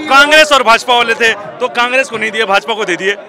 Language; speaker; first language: Hindi; native; Hindi